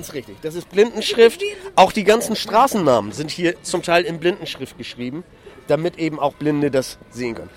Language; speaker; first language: German; native; German